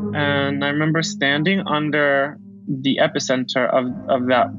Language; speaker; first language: English; early bilingual, other home language; Spanish